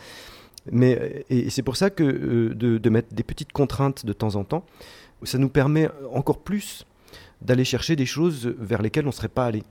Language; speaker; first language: French; native; French